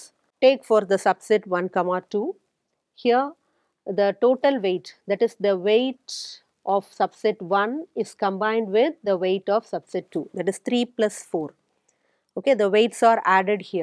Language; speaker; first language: English; non-native, local second language; Tamil